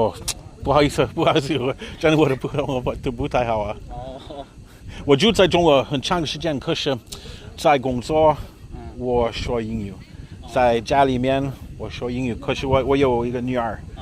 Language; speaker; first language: Chinese; non-native, learner; English